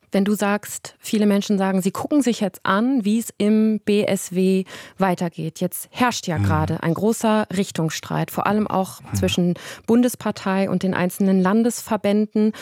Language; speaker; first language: German; native; German